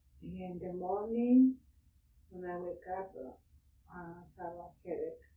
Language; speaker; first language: English; non-native, learner; Spanish